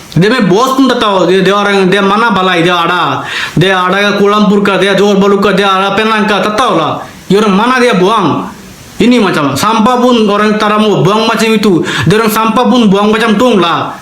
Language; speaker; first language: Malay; non-native, learner; Bangla